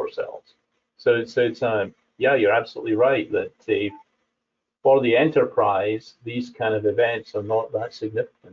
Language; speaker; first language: English; native; English